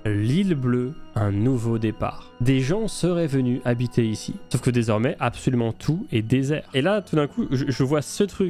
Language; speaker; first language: French; native; French